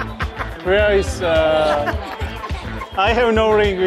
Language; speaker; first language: English; non-native, learner; Georgian